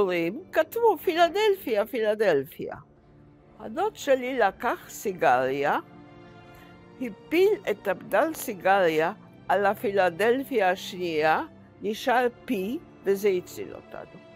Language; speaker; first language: Hebrew; non-native, fluent; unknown